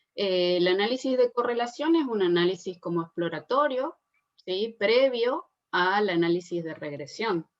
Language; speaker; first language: Spanish; native; Spanish